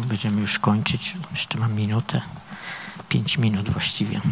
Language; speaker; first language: Polish; native; Polish